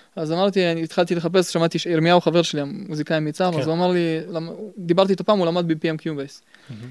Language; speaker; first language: Hebrew; early bilingual, other home language; Russian